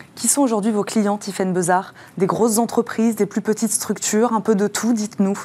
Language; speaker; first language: French; native; French